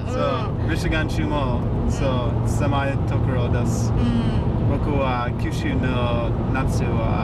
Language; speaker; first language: Japanese; non-native, learner; English